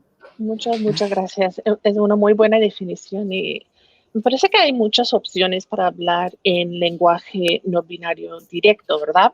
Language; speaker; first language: Spanish; non-native, fluent; English